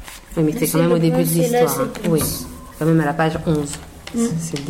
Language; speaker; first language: French; native; French